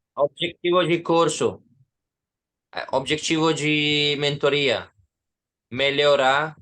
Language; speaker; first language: Portuguese; non-native, learner; Hindi